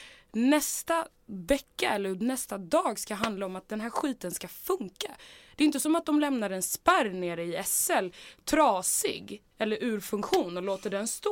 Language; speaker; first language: Swedish; native; Swedish